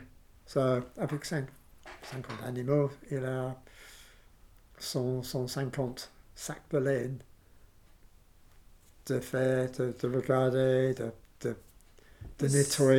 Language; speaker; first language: French; non-native, learner; English